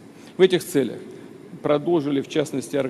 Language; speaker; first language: Russian; native; Russian